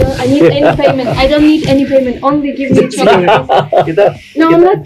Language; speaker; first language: English; non-native, learner; Russian